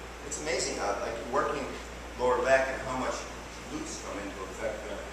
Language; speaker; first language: English; native; English